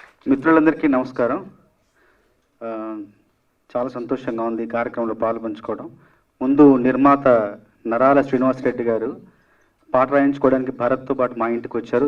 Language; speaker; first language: Telugu; native; Telugu